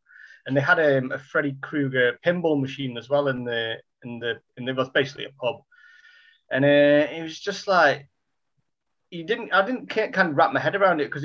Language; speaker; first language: English; native; English